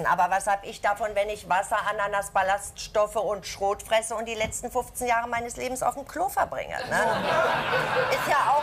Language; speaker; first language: German; native; German